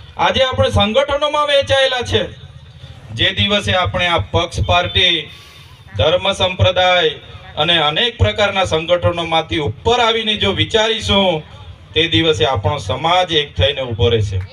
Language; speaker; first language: Gujarati; non-native, local second language; Vasavi